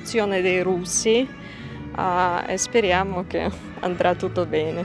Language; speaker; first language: Italian; non-native, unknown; Russian